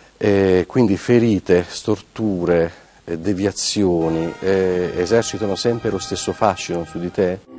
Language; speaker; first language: Italian; native; Italian